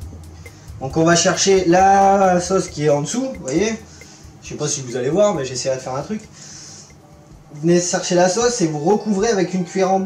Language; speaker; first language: French; native; French